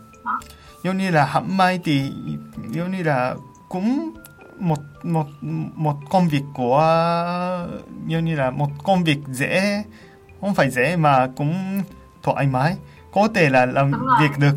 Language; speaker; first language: Vietnamese; non-native, fluent; Japanese